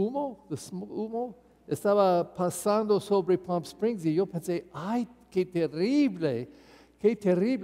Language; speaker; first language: Spanish; non-native, fluent; English